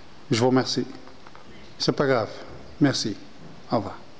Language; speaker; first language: French; native; French